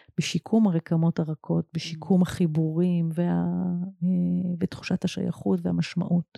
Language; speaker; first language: Hebrew; native; Hebrew